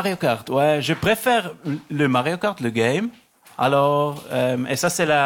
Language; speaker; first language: French; non-native, local second language; German